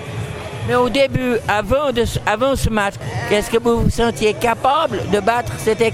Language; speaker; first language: French; native; French